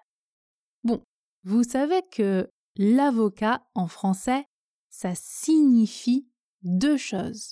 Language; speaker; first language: French; native; French